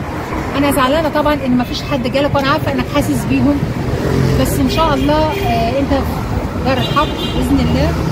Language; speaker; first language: Arabic; native; Arabic